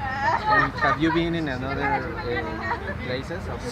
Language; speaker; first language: English; non-native, learner; Spanish